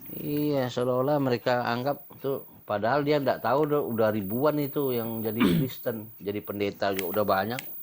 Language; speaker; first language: Indonesian; non-native, local second language; Minangkabau